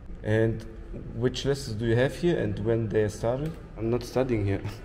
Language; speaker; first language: English; non-native, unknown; German